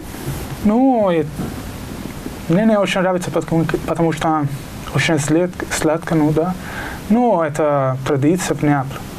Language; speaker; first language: Russian; non-native, learner; Italian